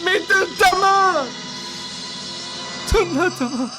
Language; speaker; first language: French; native; French